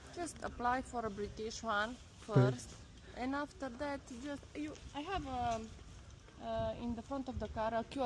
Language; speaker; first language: English; non-native, fluent; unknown